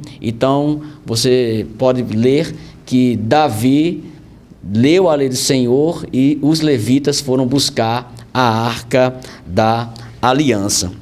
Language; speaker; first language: Portuguese; native; Portuguese